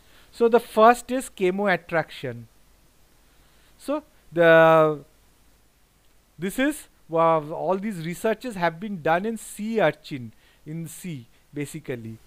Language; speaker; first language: English; non-native, local second language; Bangla